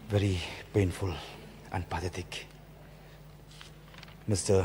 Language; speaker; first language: English; non-native, local second language; Khasi